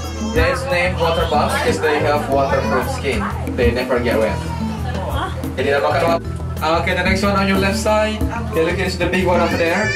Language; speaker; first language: English; non-native, fluent; Indonesian